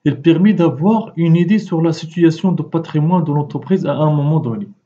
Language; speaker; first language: French; non-native, local second language; Arabic